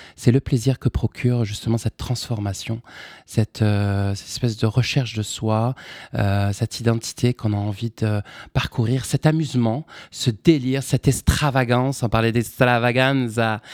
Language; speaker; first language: French; non-native, local second language; Arabic